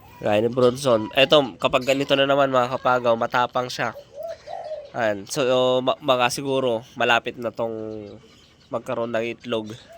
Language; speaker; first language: Filipino; non-native, local second language; Iloko